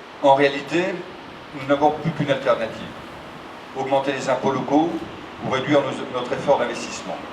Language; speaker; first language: French; native; French